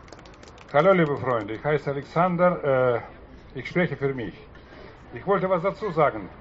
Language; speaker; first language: German; non-native, fluent; Russian